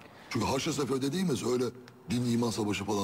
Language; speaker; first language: Turkish; native; Turkish